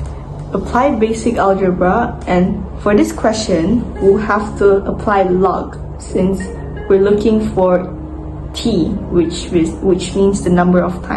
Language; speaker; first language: English; non-native, local second language; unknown